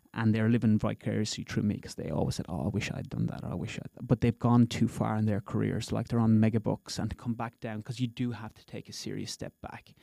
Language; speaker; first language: English; native; English